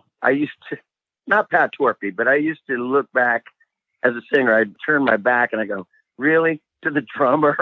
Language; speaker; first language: English; native; English